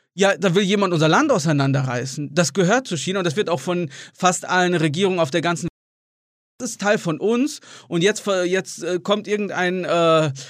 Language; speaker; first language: German; native; German